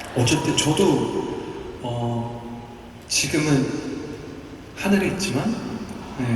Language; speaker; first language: Korean; native; Korean